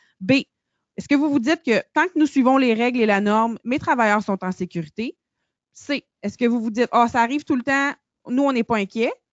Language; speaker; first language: French; native; French